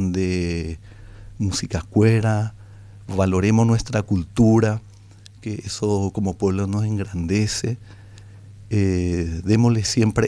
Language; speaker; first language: Spanish; non-native, local second language; Guarani